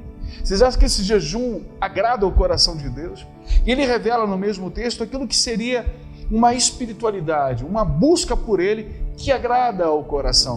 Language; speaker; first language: Portuguese; native; Portuguese